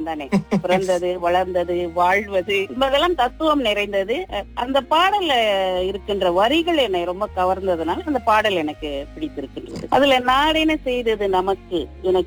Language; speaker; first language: Tamil; early bilingual, heritage; Tamil